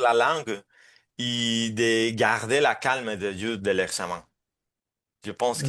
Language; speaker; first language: French; non-native, learner; Spanish